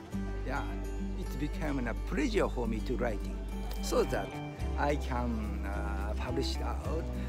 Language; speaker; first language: English; non-native, learner; Japanese